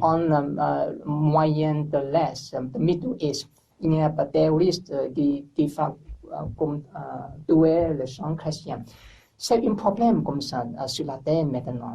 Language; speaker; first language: French; non-native, learner; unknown